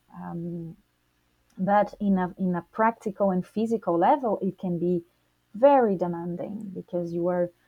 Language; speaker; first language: English; non-native, fluent; Portuguese